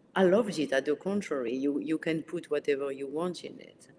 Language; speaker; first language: English; early bilingual, other home language; Arabic